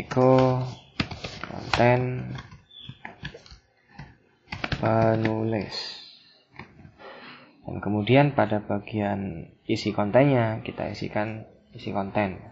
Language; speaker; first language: Indonesian; native; Indonesian